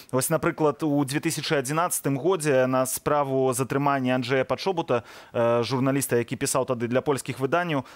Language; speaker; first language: Belarusian; native; Belarusian